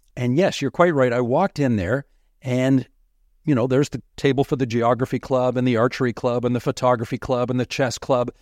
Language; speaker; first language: English; native; English